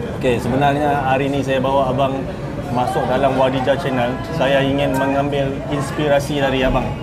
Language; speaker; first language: Malay; native; Malay